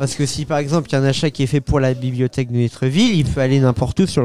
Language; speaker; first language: French; native; French